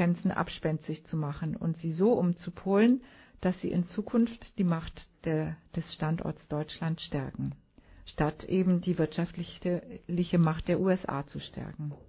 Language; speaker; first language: German; native; German